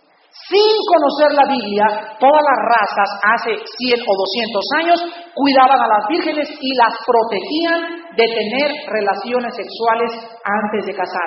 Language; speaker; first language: Spanish; native; Spanish